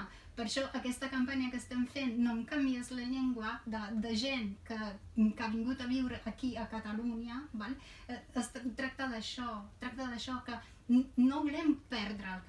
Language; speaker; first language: Catalan; non-native, fluent; Romanian